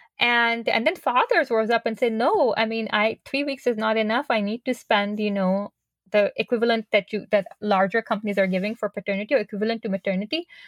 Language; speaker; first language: English; non-native, local second language; Urdu